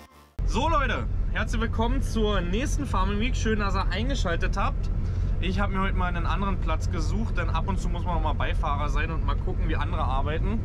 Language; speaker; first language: German; native; German